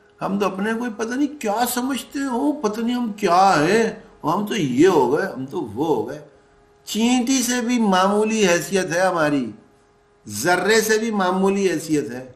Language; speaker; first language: Urdu; native; Urdu